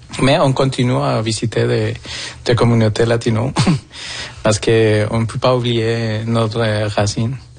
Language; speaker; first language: French; non-native, fluent; Spanish